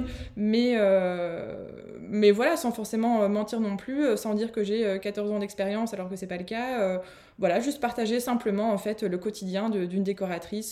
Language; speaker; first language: French; native; French